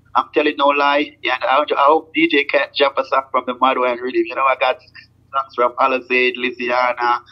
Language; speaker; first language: English; non-native, local second language; Jamaican Creole English